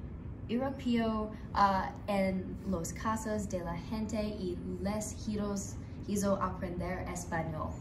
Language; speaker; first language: Spanish; non-native, learner; English